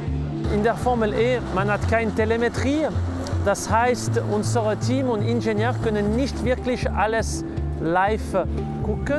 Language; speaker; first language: German; non-native, local second language; French